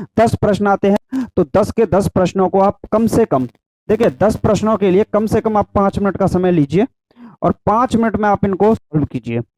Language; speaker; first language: Hindi; native; Hindi